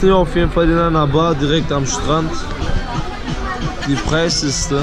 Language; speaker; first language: German; early bilingual, other home language; Turkish